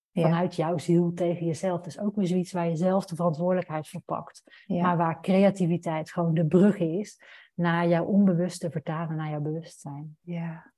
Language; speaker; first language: Dutch; native; Dutch